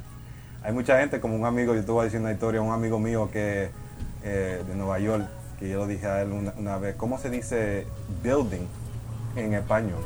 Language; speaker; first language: Spanish; early bilingual, heritage; Spanish